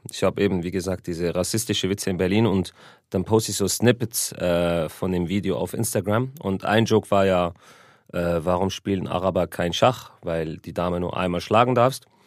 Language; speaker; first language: German; early bilingual, other home language; Arabic